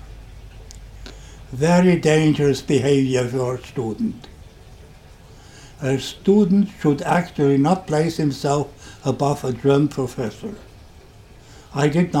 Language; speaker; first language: English; non-native, fluent; German